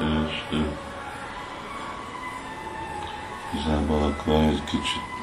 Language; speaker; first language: Hungarian; early bilingual, heritage; Hungarian